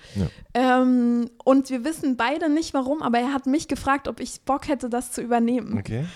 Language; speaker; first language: German; native; German